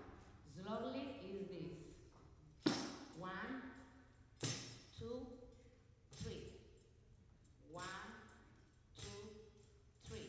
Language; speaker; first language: English; non-native, learner; Italian